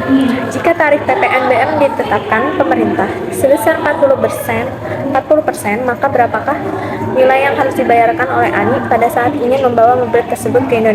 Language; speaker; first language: Indonesian; native; Indonesian